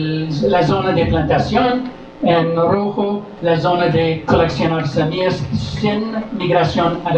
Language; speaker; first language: Spanish; non-native, learner; English